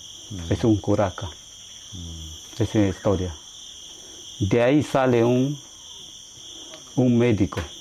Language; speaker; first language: Spanish; non-native, local second language; Shipibo-Conibo